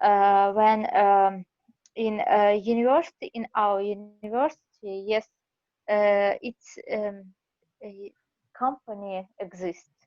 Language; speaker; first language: English; non-native, learner; Russian